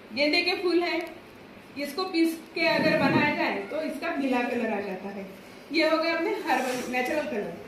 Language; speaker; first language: Hindi; non-native, local second language; Marathi